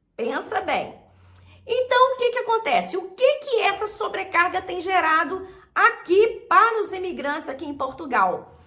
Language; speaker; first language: Portuguese; native; Portuguese